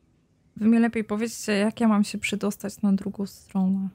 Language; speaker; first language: Polish; native; Polish